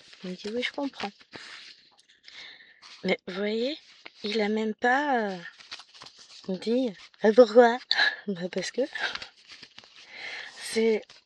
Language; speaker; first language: French; native; French